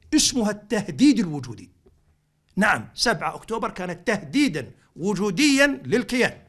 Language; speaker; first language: Arabic; native; Arabic